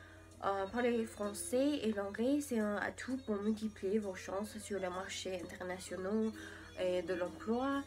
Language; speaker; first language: French; non-native, learner; English